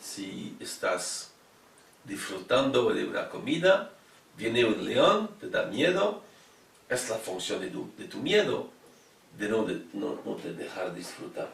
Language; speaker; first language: Spanish; non-native, fluent; French